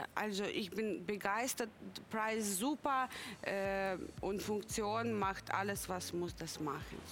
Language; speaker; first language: German; non-native, learner; Russian